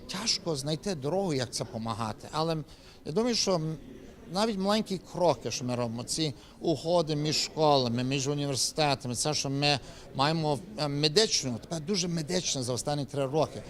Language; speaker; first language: Ukrainian; early bilingual, heritage; Ukrainian